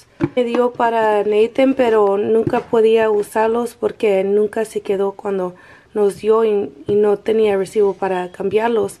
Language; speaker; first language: Spanish; non-native, learner; English